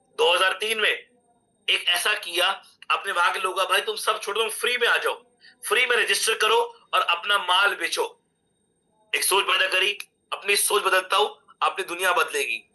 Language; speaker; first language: Hindi; native; Hindi